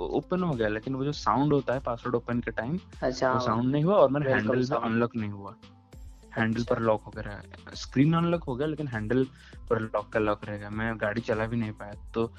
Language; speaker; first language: Hindi; non-native, local second language; Odia